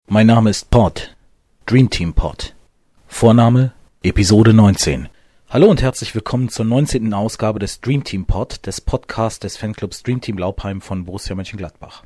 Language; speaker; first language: German; native; German